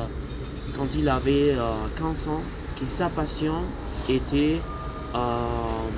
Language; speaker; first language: French; non-native, learner; Spanish